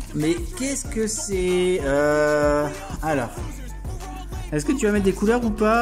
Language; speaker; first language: French; native; French